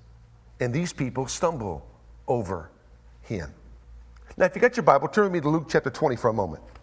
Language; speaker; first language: English; native; English